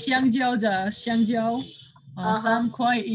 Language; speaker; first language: Chinese; non-native, learner; Bangla